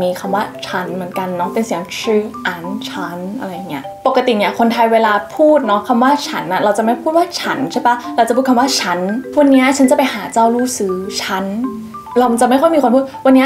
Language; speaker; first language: Thai; native; Thai